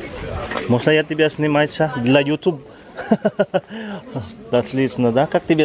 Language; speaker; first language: Russian; non-native, learner; Filipino